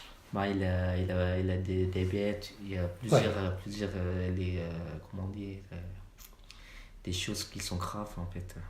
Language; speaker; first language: French; non-native, learner; Malay